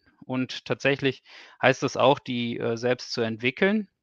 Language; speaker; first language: German; native; German